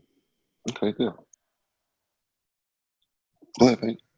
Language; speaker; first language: English; native; English